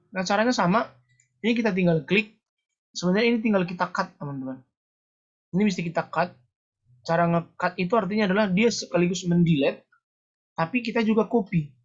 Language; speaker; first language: Indonesian; native; Indonesian